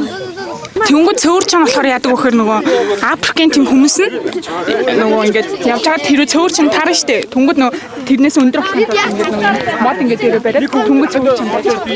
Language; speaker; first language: Mongolian; native; Mongolian